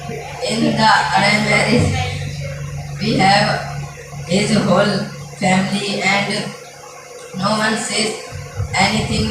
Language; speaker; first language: English; non-native, learner; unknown